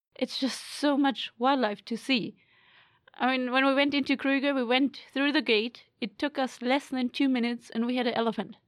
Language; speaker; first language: English; non-native, fluent; German